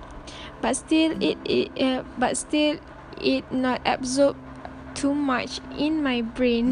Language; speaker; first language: English; non-native, learner; Malay